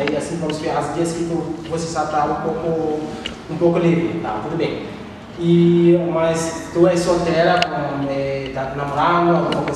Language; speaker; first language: Portuguese; non-native, learner; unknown